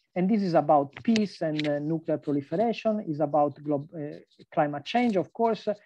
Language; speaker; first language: English; non-native, fluent; Italian